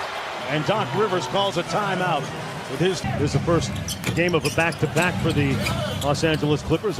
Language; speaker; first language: English; native; English